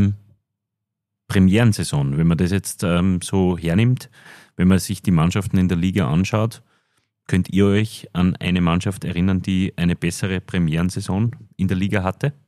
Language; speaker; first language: German; native; German